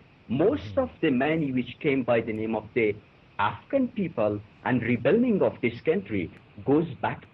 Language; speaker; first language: English; non-native, fluent; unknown